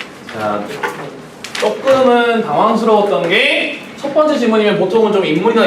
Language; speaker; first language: Korean; native; Korean